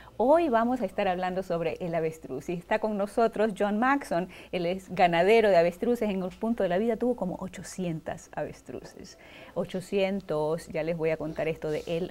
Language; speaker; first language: Spanish; native; Spanish